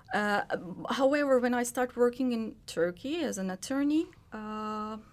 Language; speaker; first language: English; non-native, fluent; Turkish